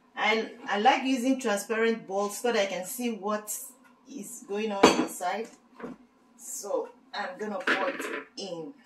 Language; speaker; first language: English; non-native, local second language; Igbo